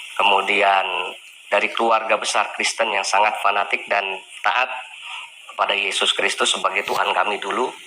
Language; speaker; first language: Indonesian; native; Indonesian